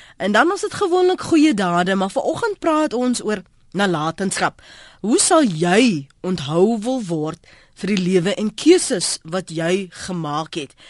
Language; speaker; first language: Afrikaans; native; Afrikaans